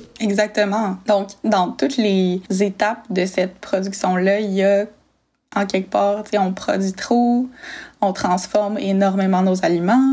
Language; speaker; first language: French; native; French